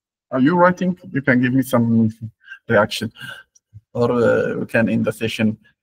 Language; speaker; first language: English; non-native, fluent; Amharic